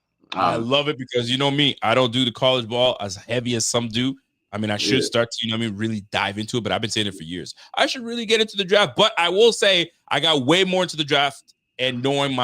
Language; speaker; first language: English; native; English